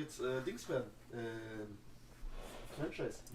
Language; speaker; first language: German; native; German